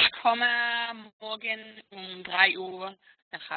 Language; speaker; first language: German; non-native, learner; Hebrew